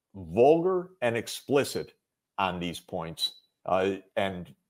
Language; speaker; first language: English; native; English